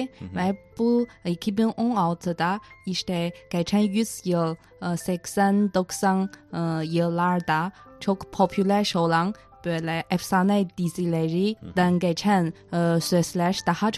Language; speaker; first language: Turkish; non-native, fluent; Chinese